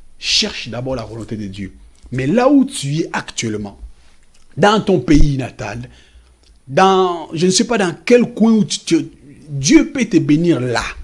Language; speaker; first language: French; non-native, local second language; Lingala